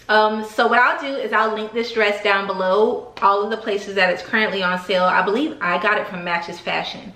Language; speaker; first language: English; native; English